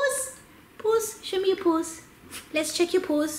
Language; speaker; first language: English; native; English